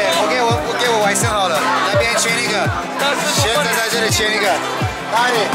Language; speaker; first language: Chinese; non-native, fluent; Turkish